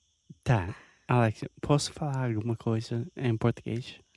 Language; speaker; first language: Portuguese; non-native, fluent; English